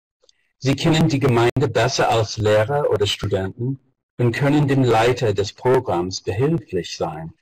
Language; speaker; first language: German; non-native, fluent; English